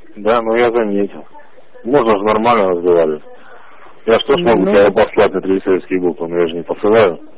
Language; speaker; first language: Russian; non-native, local second language; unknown